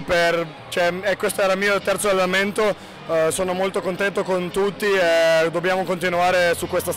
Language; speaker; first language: Italian; non-native, fluent; Slovenian